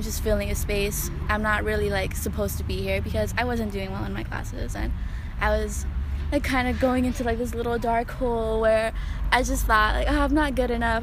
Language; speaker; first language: English; early bilingual, other home language; Spanish